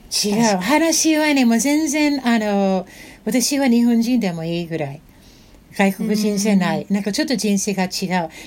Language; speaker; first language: Japanese; non-native, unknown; English